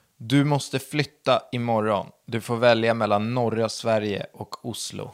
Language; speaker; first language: Swedish; native; Swedish